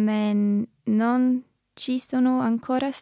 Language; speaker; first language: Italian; non-native, learner; English